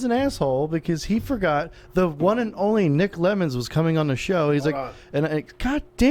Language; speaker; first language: English; native; English